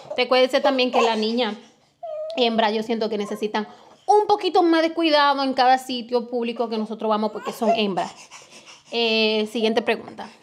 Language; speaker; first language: Spanish; native; Spanish